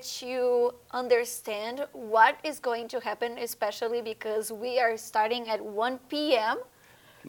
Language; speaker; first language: English; non-native, fluent; Portuguese